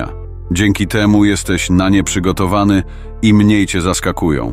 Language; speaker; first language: Polish; native; Polish